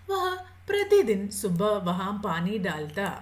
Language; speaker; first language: Hindi; non-native, local second language; Malayalam